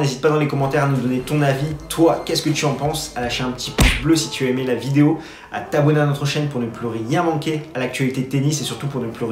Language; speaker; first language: French; native; French